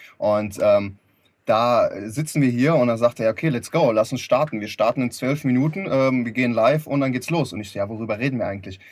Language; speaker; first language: German; early bilingual, other home language; Lithuanian